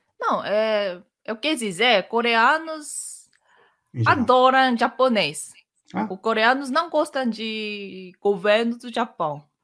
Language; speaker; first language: Portuguese; non-native, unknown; Korean